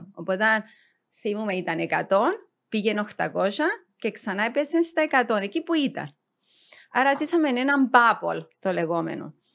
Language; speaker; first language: Greek; native; Greek